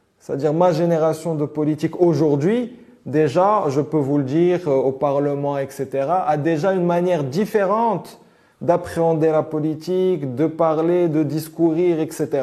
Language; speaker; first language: French; non-native, local second language; Arabic